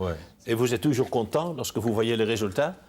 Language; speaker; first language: French; non-native, fluent; Dutch